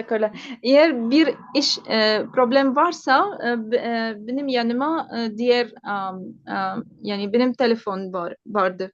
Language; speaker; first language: Turkish; non-native, learner; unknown